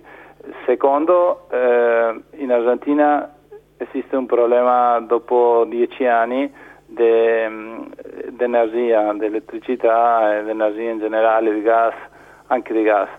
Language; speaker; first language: Italian; non-native, fluent; Spanish